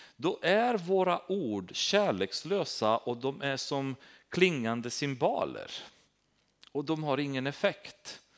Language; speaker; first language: Swedish; non-native, fluent; Romanian